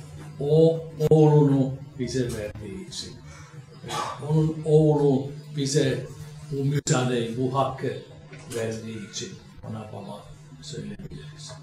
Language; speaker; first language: Turkish; non-native, fluent; Finnish